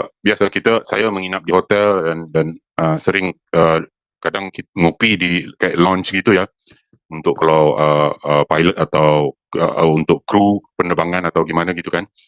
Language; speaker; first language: Malay; native; Malay